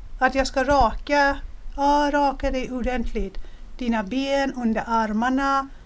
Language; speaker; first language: Swedish; non-native, fluent; Persian